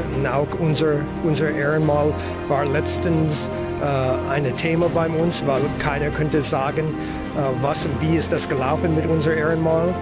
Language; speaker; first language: German; non-native, fluent; English